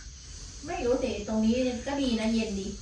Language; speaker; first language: Thai; native; Thai